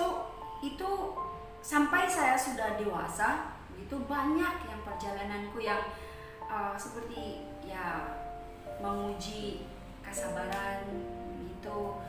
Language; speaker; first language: Indonesian; non-native, fluent; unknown